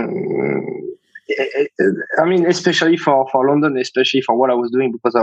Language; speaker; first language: English; non-native, fluent; French